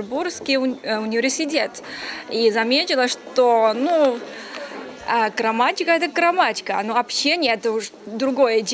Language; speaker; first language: Russian; non-native, fluent; Chinese